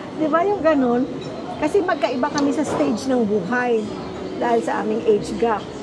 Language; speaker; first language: Filipino; native; Filipino